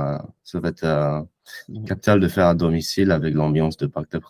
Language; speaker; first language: French; non-native, fluent; English